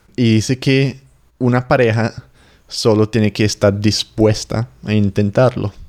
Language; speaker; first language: Spanish; non-native, fluent; English